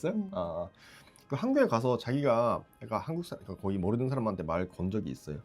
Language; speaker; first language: Korean; non-native, fluent; Japanese